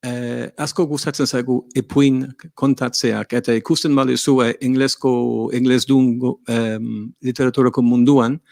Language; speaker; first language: Basque; non-native, learner; English